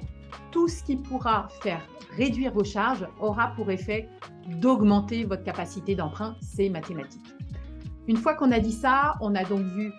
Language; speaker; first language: French; native; French